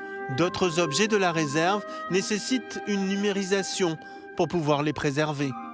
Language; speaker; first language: French; native; French